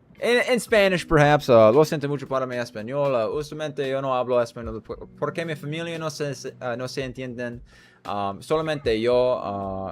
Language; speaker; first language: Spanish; non-native, learner; English